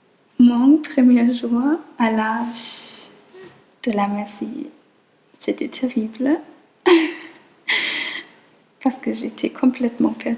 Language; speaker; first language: French; non-native, fluent; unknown